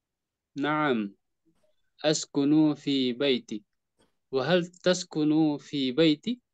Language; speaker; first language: Arabic; non-native, learner; Indonesian